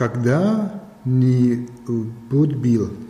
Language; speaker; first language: Russian; non-native, learner; German